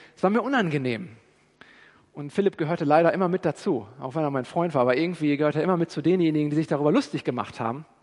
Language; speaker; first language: German; native; German